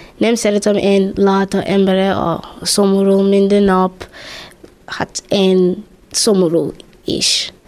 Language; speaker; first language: Hungarian; non-native, learner; English